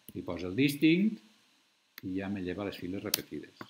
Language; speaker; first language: Spanish; non-native, local second language; Catalan